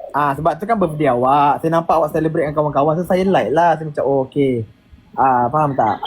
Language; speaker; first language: Malay; native; Malay